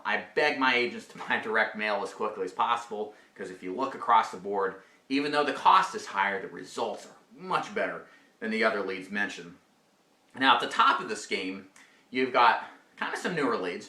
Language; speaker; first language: English; native; English